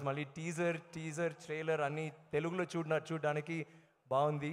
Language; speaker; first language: Telugu; non-native, learner; Tamil